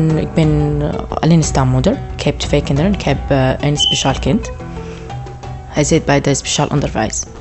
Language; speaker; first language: Dutch; non-native, learner; Arabic